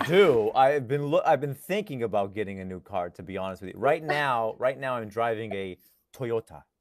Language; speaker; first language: English; non-native, fluent; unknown